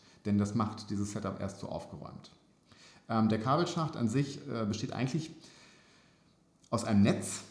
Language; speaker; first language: German; native; German